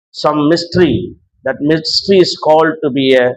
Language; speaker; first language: English; non-native, local second language; Tamil